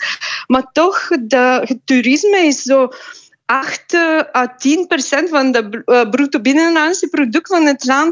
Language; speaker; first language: Dutch; non-native, fluent; Bulgarian